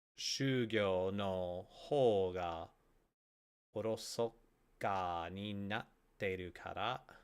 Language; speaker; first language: Japanese; non-native, learner; English